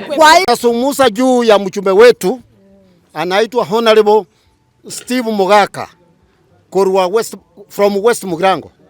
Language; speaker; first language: Swahili; non-native, local second language; Gusii